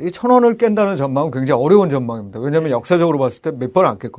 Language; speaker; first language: Korean; native; Korean